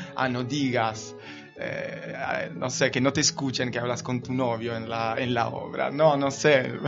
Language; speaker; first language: Spanish; non-native, fluent; Italian